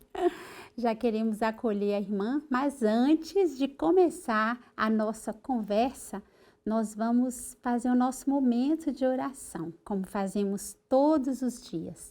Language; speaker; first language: Portuguese; native; Portuguese